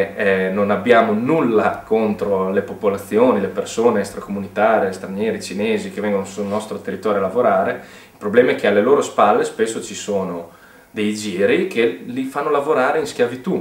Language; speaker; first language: Italian; native; Italian